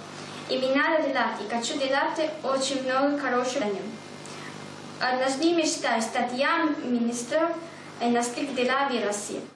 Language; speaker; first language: Russian; non-native, learner; Italian